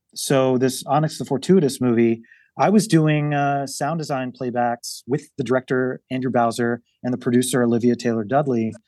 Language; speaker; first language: English; native; English